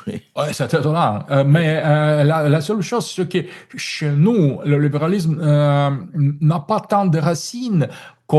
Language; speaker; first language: French; non-native, fluent; Russian